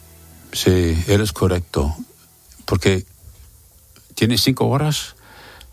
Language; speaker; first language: Spanish; non-native, learner; English